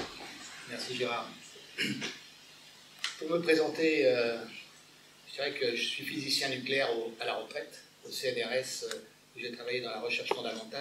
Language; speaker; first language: French; native; French